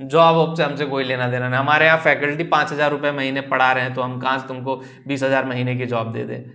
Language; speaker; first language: Hindi; native; Hindi